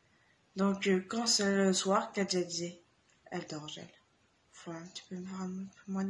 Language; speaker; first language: French; native; French